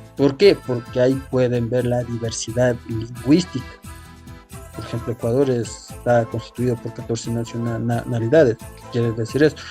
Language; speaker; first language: Spanish; non-native, local second language; Quechua